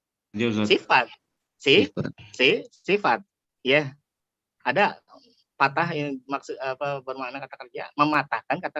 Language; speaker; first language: Indonesian; native; Indonesian